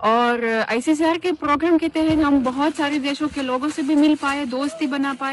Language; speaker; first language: Hindi; non-native, fluent; Russian